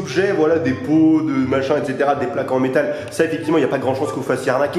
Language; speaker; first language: French; native; French